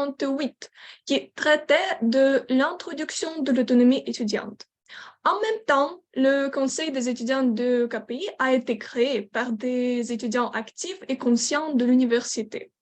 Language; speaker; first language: French; non-native, learner; Ukrainian